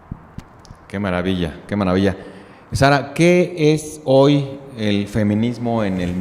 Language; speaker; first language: Spanish; native; Spanish